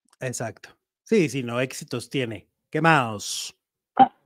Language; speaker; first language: Spanish; native; Spanish